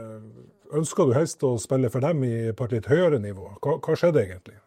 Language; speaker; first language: Norwegian; native; Norwegian